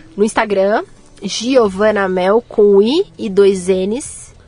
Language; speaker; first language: Portuguese; native; Portuguese